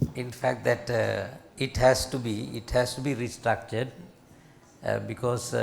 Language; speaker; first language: English; non-native, local second language; Sinhala